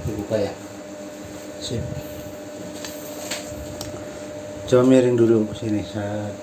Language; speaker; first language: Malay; non-native, local second language; Javanese